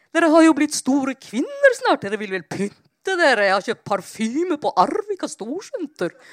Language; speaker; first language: Norwegian; native; Norwegian